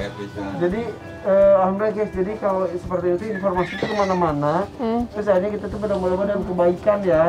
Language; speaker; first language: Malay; non-native, local second language; Sundanese